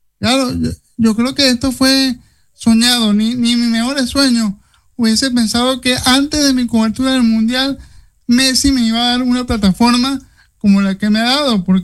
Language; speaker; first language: Spanish; native; Spanish